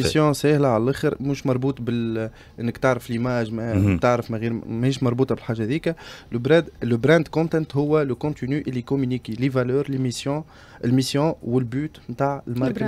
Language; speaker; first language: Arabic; native; Arabic